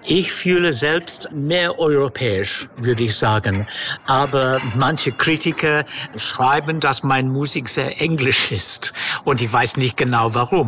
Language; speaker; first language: German; non-native, fluent; English